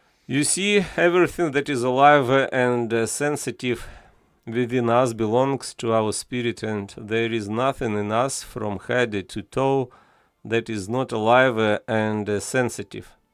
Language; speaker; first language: English; non-native, fluent; Ukrainian